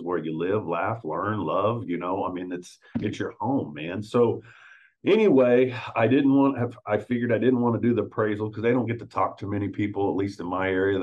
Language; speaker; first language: English; native; English